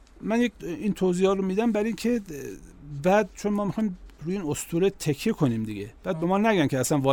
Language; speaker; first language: Persian; native; Persian